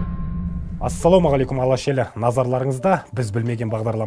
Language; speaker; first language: Kazakh; native; Kazakh